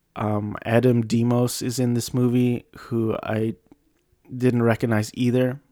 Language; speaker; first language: English; native; English